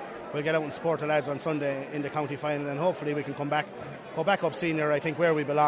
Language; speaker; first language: English; native; English